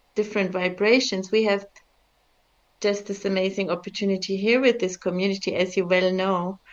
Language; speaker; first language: English; early bilingual, other home language; German